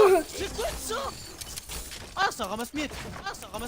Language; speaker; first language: French; native; French